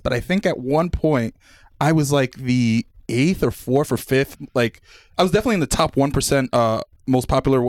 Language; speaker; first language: English; early bilingual, other home language; Spanish